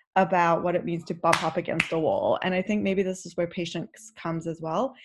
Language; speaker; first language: English; native; English